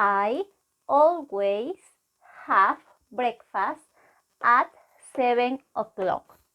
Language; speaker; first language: English; non-native, fluent; Spanish